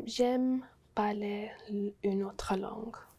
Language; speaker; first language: French; non-native, learner; English